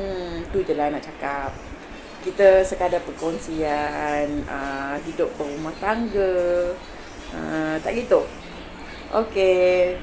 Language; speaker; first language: Malay; native; Malay